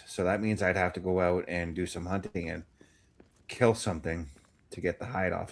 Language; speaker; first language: English; native; English